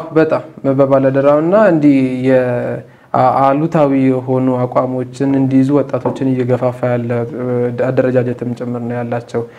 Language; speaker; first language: Amharic; non-native, local second language; Oromo